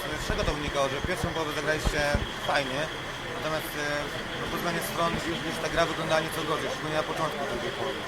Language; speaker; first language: Polish; native; Polish